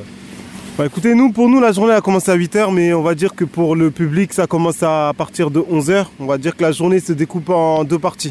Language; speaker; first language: French; native; French